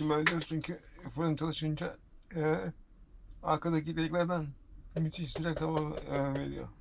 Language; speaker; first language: Turkish; native; Turkish